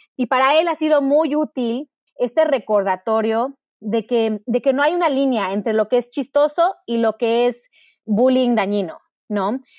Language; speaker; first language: Spanish; native; Spanish